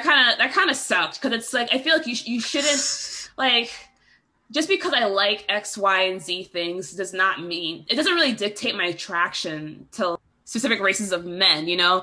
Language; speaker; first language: English; native; English